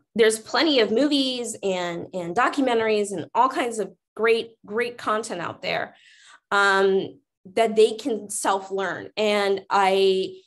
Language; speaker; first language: English; native; English